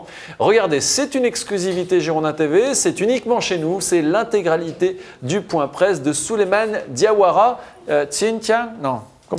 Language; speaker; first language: French; native; French